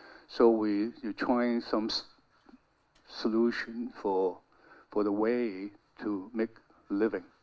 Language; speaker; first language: English; non-native, local second language; Cantonese